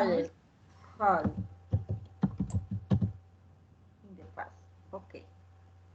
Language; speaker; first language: English; non-native, learner; Spanish